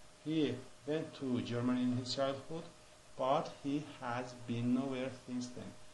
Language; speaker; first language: English; non-native, fluent; Azerbaijani